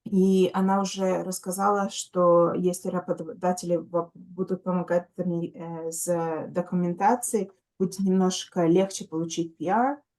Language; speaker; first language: Russian; early bilingual, heritage; Russian